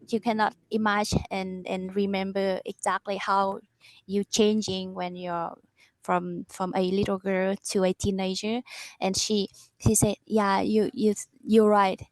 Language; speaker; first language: English; non-native, learner; Vietnamese